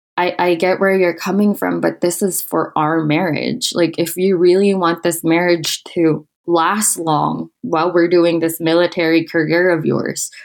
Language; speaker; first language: English; non-native, local second language; Filipino